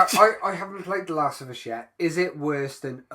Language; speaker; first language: English; native; English